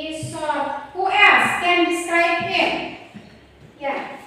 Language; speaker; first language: English; non-native, learner; Indonesian